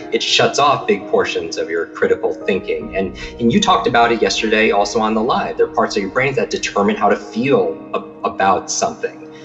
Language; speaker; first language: English; native; English